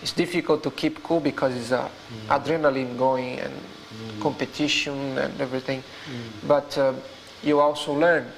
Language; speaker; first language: English; non-native, fluent; Portuguese